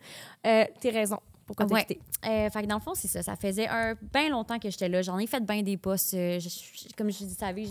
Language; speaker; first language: French; native; French